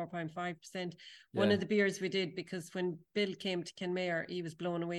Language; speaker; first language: English; native; English